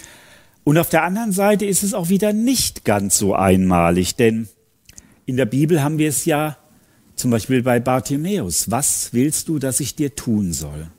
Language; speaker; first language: German; native; German